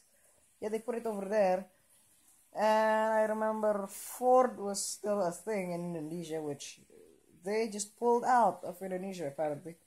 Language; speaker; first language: English; non-native, local second language; Indonesian